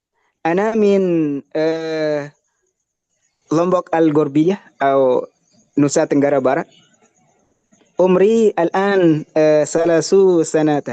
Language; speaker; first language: Arabic; non-native, learner; Indonesian